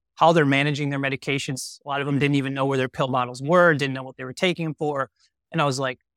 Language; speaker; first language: English; native; English